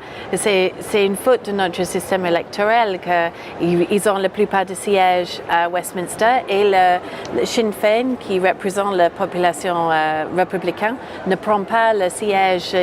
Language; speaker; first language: French; non-native, fluent; English